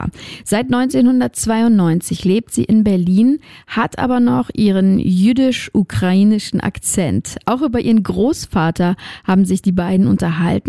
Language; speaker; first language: German; native; German